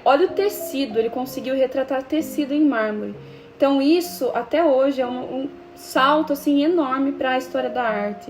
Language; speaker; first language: Portuguese; native; Portuguese